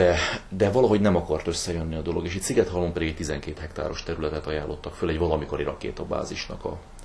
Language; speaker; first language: Hungarian; native; Hungarian